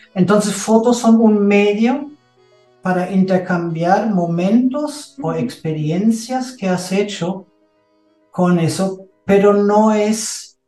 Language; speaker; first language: Spanish; non-native, fluent; German